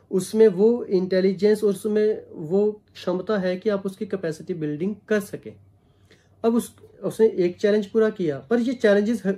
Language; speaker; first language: Hindi; non-native, local second language; Punjabi